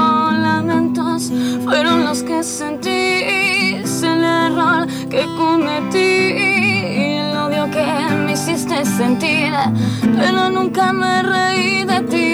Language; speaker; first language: Spanish; native; Spanish